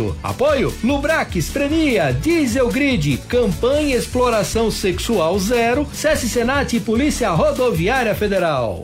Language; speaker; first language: Portuguese; native; Portuguese